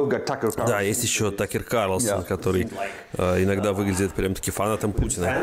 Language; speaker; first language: Russian; native; Russian